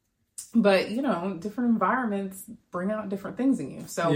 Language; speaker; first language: English; native; English